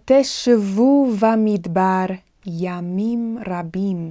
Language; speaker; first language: Hebrew; non-native, fluent; English